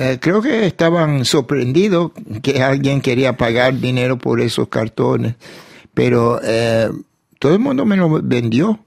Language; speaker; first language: Spanish; early bilingual, heritage; Spanish